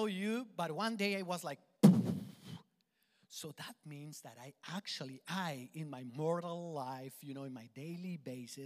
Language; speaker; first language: English; non-native, fluent; Spanish